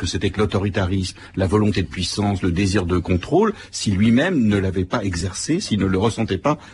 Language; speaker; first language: French; native; French